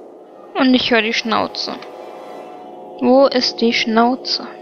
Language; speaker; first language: German; native; German